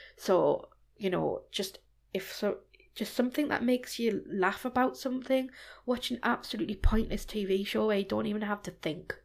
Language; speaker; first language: English; native; English